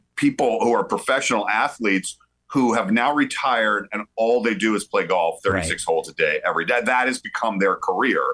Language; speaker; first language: English; native; English